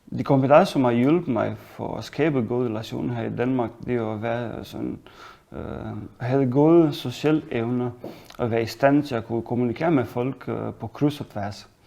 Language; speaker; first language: Danish; non-native, fluent; Romanian